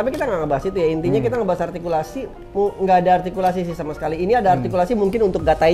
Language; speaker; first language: Indonesian; native; Indonesian